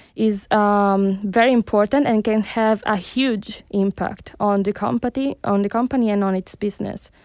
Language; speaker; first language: English; early bilingual, heritage; Spanish